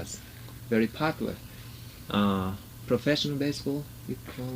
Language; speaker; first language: English; non-native, learner; Japanese